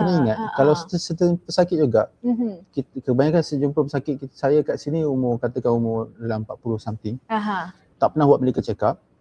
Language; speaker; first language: Malay; native; Malay